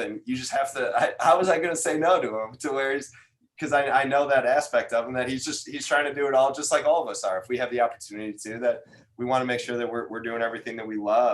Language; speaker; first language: English; native; English